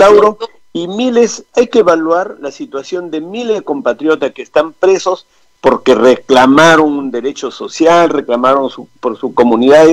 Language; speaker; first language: Spanish; native; Spanish